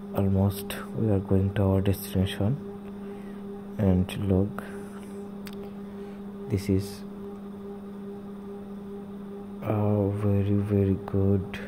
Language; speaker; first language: English; non-native, learner; Bangla